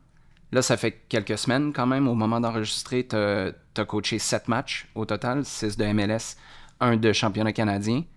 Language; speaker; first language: French; native; French